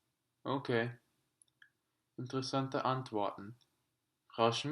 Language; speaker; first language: German; non-native, learner; English